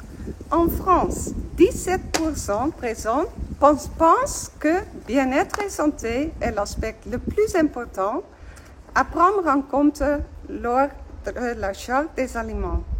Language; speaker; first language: French; non-native, fluent; Dutch